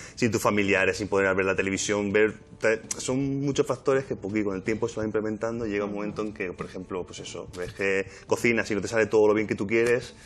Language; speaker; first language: Spanish; native; Spanish